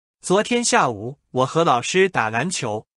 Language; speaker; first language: Chinese; non-native, learner; English